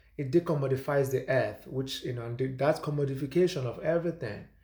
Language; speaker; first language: English; non-native, local second language; Igbo